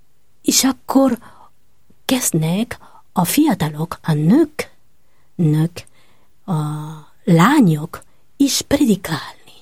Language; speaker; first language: Hungarian; non-native, learner; Spanish